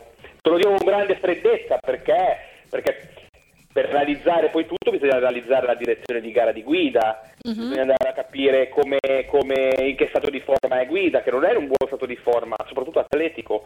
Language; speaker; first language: Italian; native; Italian